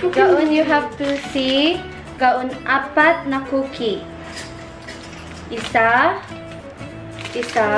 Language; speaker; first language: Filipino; early bilingual, heritage; Filipino